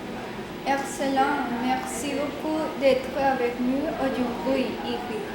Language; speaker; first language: French; non-native, learner; Spanish